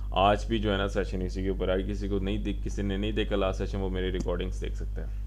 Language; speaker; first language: Urdu; non-native, local second language; Punjabi